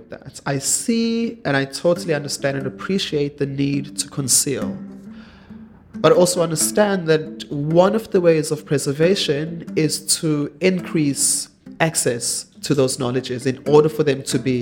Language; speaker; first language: English; non-native, local second language; Zulu